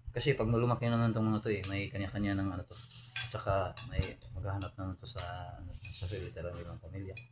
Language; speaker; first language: Filipino; non-native, local second language; Cebuano